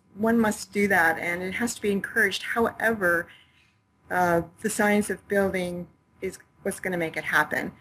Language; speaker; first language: English; native; English